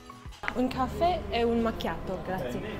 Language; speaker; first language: Italian; non-native, learner; Chinese